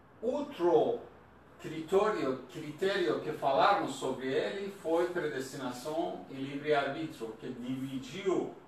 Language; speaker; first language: Portuguese; non-native, learner; Persian